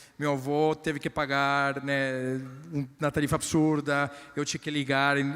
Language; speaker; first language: Portuguese; non-native, fluent; Spanish